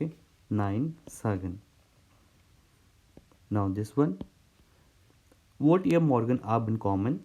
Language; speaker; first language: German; non-native, learner; Hindi